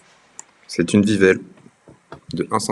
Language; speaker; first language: French; native; French